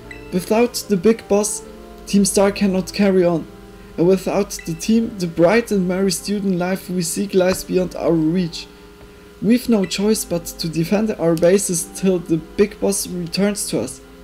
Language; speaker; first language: English; non-native, fluent; Swiss German